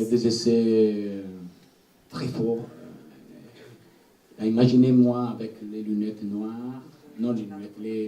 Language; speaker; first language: French; non-native, learner; Italian